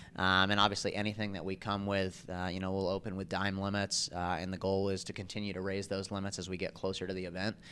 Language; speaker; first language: English; native; English